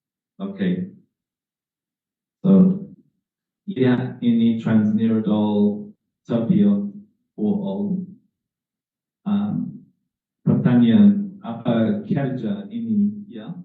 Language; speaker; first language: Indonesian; non-native, learner; English